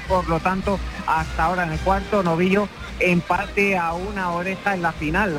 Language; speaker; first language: Spanish; native; Spanish